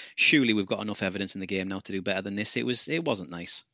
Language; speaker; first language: English; native; English